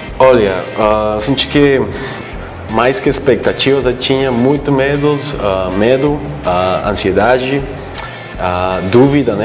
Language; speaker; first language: Portuguese; non-native, fluent; Spanish